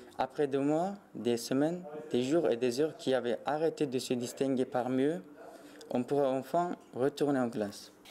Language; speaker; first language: French; non-native, learner; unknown